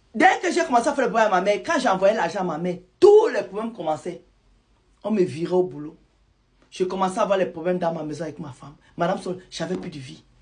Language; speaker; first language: French; non-native, local second language; Lingala